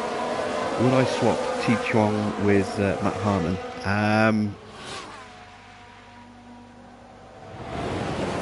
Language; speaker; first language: English; native; English